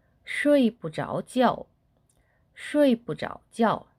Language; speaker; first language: Chinese; non-native, fluent; Korean